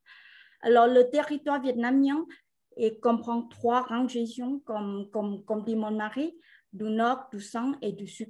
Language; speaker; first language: French; non-native, fluent; Vietnamese